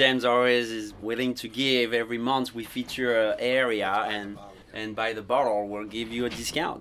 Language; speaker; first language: English; non-native, fluent; French